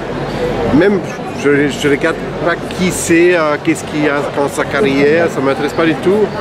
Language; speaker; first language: French; non-native, local second language; Dutch